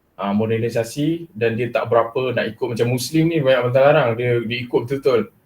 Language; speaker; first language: Malay; non-native, local second language; Chinese